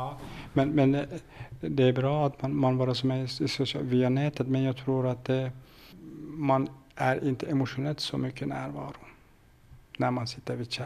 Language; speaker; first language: Swedish; non-native, fluent; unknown